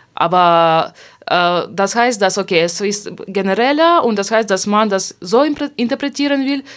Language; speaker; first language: German; non-native, fluent; Hungarian